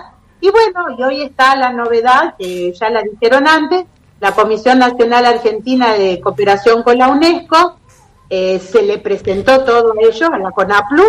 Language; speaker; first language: Spanish; native; Spanish